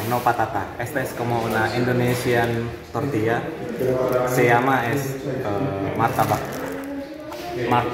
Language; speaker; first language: Spanish; non-native, learner; Indonesian